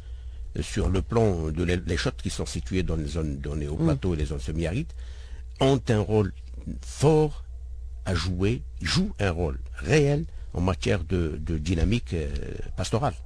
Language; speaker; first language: French; non-native, local second language; Arabic